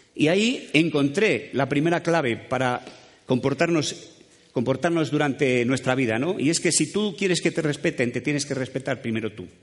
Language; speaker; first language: Spanish; native; Spanish